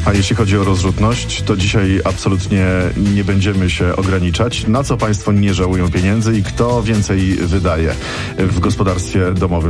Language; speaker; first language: Polish; native; Polish